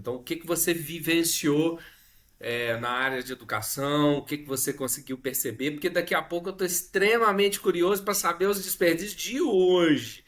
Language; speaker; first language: Portuguese; native; Portuguese